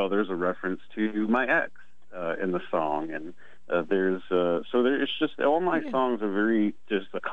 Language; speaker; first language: English; native; English